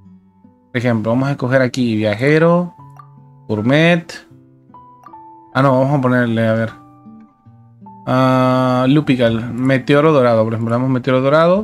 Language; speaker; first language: Spanish; native; Spanish